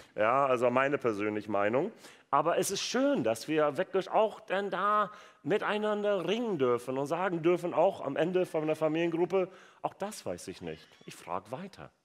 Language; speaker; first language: German; non-native, fluent; English